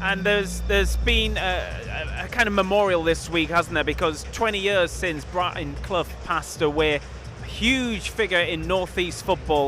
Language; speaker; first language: English; native; English